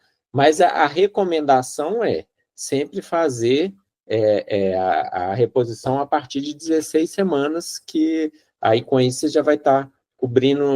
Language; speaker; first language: Portuguese; native; Portuguese